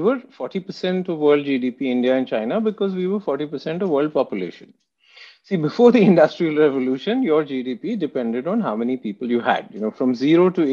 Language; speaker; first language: English; non-native, local second language; Hindi